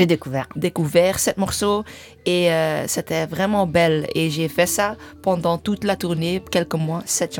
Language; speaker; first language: French; non-native, learner; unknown